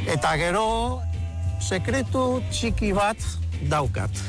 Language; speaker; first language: Basque; non-native, learner; Spanish